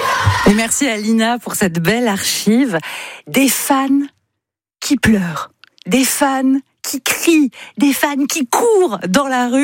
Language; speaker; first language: French; native; French